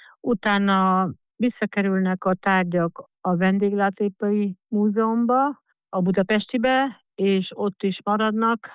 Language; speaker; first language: Hungarian; native; Hungarian